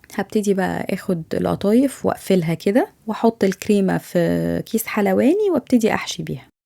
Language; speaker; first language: Arabic; native; Arabic